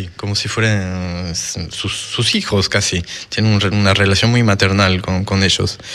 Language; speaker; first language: Spanish; non-native, fluent; French